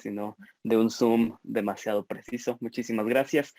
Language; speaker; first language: Spanish; native; Spanish